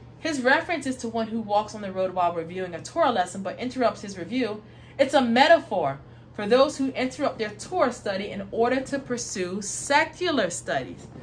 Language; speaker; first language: English; native; English